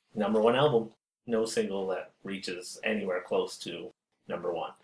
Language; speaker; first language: English; native; English